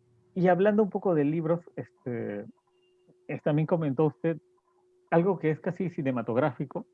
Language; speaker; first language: Spanish; native; Spanish